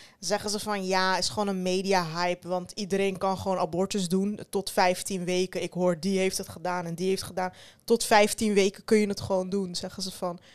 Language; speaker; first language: Dutch; early bilingual, other home language; Turkish